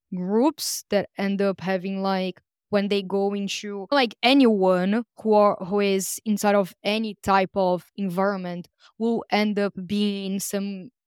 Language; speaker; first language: English; non-native, fluent; Portuguese